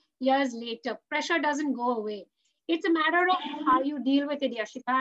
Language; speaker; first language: English; non-native, local second language; Hindi